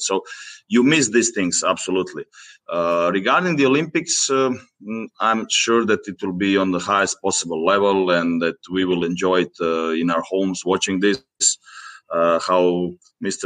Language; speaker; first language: English; non-native, fluent; Greek